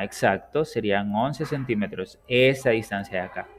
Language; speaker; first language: Spanish; native; Spanish